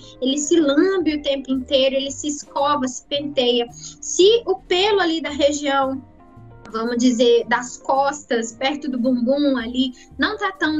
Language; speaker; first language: Portuguese; native; Portuguese